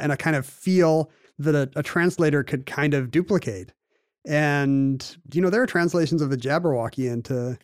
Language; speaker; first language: English; native; English